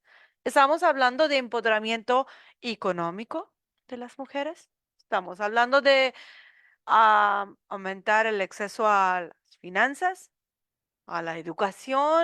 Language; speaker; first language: Spanish; non-native, learner; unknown